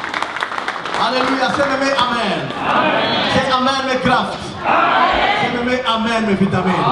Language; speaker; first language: Swedish; non-native, learner; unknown